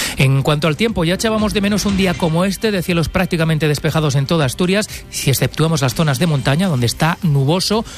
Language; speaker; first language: Spanish; native; Spanish